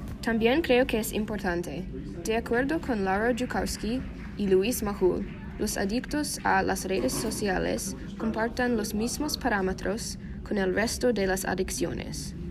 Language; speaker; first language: Spanish; non-native, learner; English